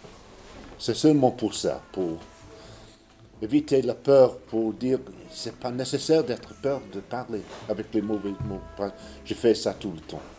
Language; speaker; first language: French; non-native, learner; English